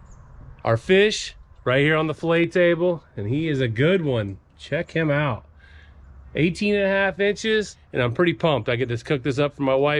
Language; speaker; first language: English; native; English